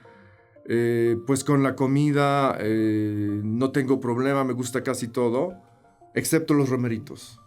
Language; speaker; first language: Spanish; non-native, fluent; Polish